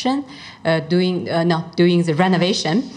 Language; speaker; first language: English; non-native, fluent; Chinese